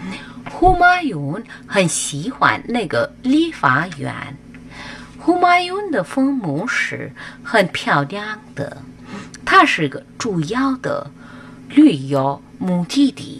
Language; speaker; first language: Chinese; non-native, fluent; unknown